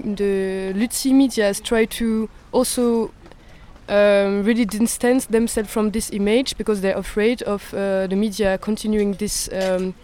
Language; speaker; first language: English; non-native, fluent; French